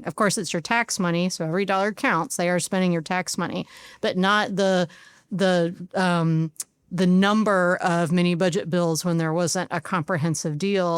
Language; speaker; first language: English; native; English